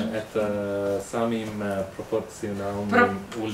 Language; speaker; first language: Russian; non-native, learner; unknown